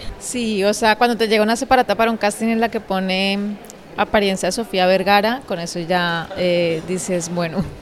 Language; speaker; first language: Spanish; native; Spanish